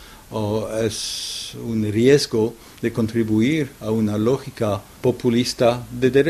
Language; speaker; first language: Spanish; non-native, fluent; French